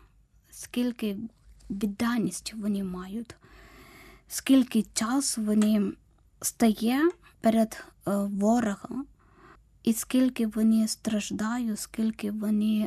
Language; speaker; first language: Ukrainian; non-native, learner; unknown